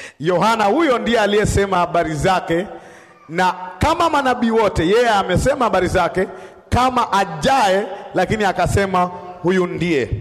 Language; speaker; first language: Swahili; native; Swahili